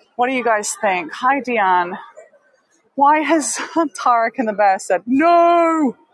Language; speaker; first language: English; native; English